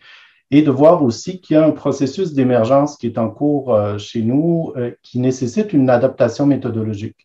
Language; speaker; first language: French; native; French